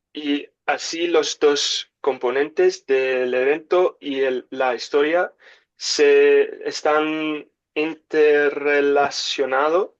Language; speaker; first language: Spanish; non-native, learner; English